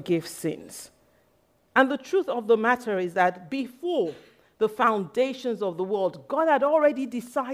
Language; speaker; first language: English; non-native, local second language; Yoruba